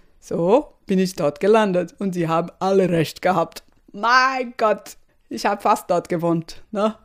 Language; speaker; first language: German; non-native, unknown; Portuguese